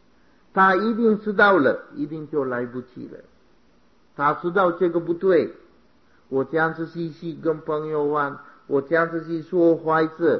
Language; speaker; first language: Chinese; non-native, fluent; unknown